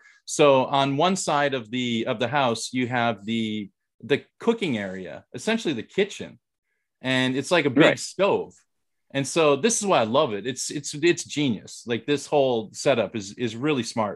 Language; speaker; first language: English; native; English